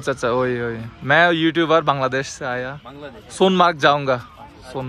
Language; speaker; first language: Hindi; non-native, learner; Bangla